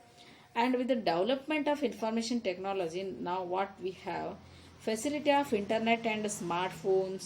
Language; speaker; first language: English; non-native, local second language; Kannada